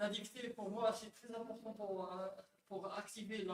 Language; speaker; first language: French; non-native, local second language; Arabic